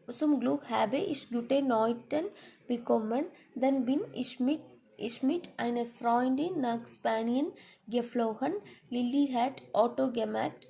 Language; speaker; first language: German; non-native, learner; Malayalam